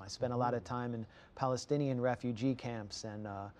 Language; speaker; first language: English; native; English